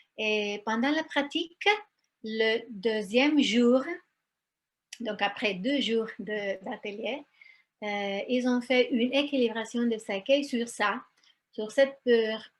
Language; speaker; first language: French; non-native, fluent; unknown